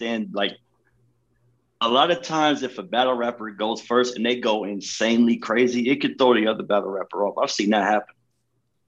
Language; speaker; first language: English; native; English